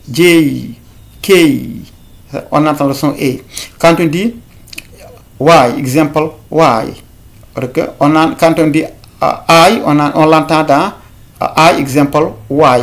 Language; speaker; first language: French; non-native, local second language; Fula